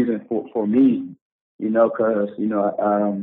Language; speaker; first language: English; native; English